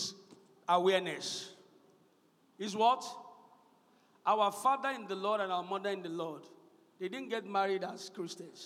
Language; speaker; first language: English; non-native, local second language; Yoruba